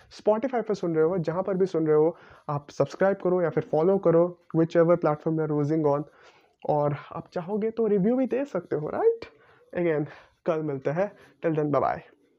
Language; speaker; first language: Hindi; non-native, local second language; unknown